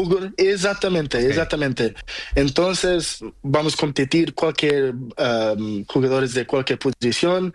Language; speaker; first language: Spanish; non-native, learner; Portuguese